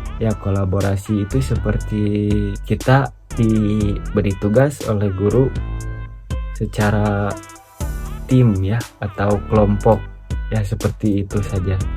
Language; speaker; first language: Indonesian; non-native, local second language; Sundanese